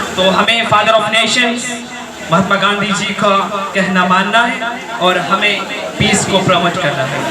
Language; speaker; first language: Hindi; native; Hindi